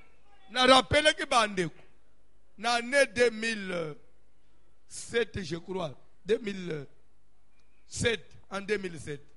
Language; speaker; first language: French; non-native, local second language; Lingala